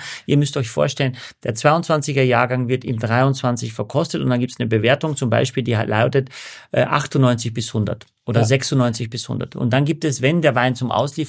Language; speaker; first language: German; native; German